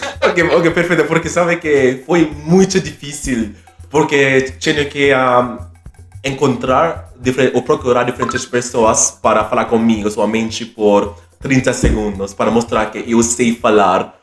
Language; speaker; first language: Portuguese; non-native, fluent; English